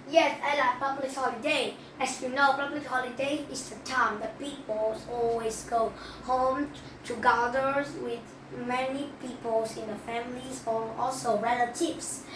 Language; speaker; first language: English; non-native, learner; Vietnamese